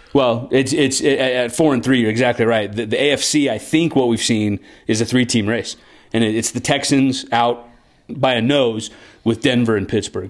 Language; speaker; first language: English; native; English